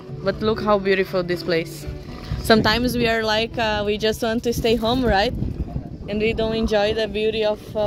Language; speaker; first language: English; non-native, learner; Portuguese